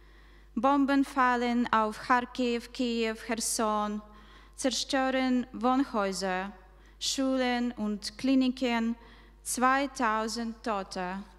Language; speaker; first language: German; non-native, fluent; Ukrainian